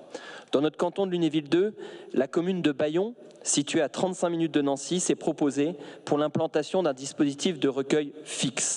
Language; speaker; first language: French; native; French